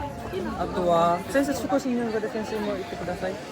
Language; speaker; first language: Japanese; non-native, learner; Nepali